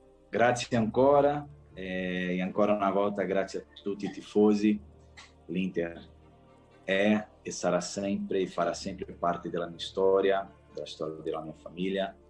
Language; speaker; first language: Italian; non-native, fluent; Portuguese